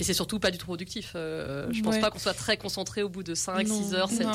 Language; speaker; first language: French; native; French